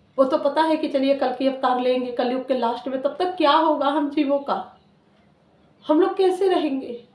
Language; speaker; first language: Hindi; native; Hindi